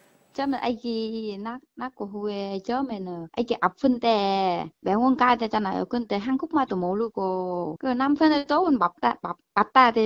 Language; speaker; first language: Korean; non-native, learner; Vietnamese